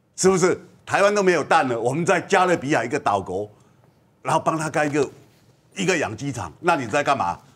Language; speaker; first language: Chinese; native; Chinese